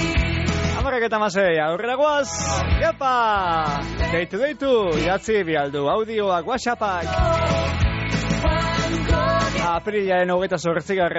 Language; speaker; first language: Basque; native; Basque